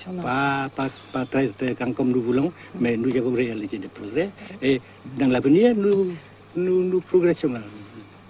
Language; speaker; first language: French; non-native, local second language; Vietnamese